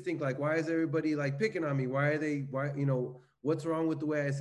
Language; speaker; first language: English; native; English